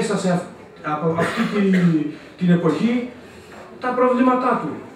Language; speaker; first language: Greek; non-native, fluent; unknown